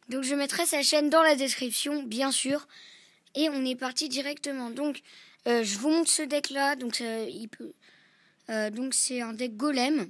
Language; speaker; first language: French; native; French